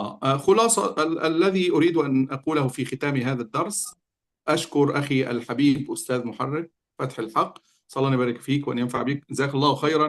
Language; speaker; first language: Arabic; native; Arabic